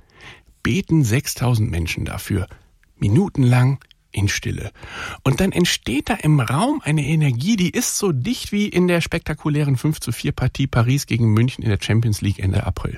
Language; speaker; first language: German; native; German